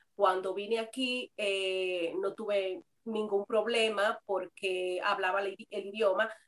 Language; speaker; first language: Spanish; native; Spanish